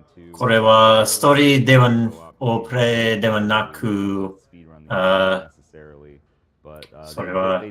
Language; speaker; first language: Japanese; non-native, learner; English